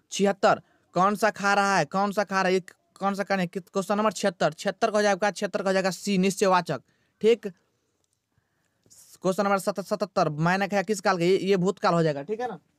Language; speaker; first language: Hindi; native; Hindi